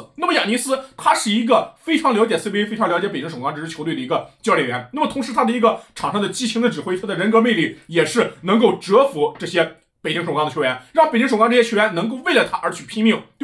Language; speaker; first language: Chinese; native; Chinese